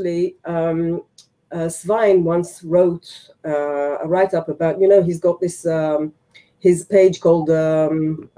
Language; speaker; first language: English; non-native, fluent; Hebrew